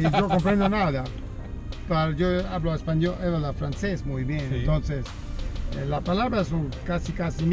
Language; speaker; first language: Spanish; non-native, learner; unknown